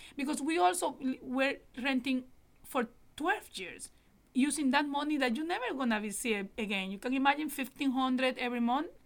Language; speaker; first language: English; non-native, learner; Spanish